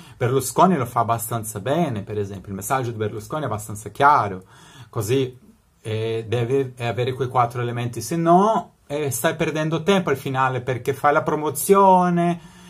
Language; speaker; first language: Italian; non-native, fluent; Spanish